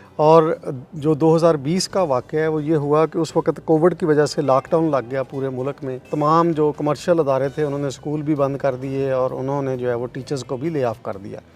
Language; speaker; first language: Urdu; non-native, local second language; Punjabi